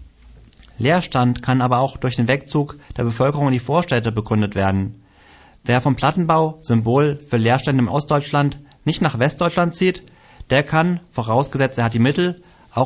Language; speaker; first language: German; native; German